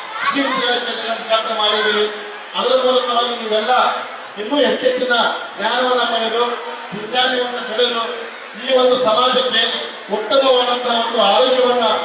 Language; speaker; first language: Kannada; native; Kannada